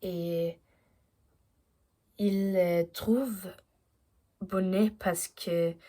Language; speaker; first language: French; non-native, learner; Danish